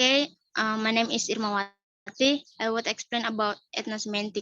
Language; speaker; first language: English; non-native, learner; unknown